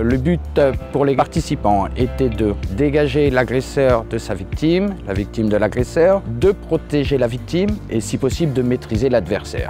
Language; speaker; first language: French; native; French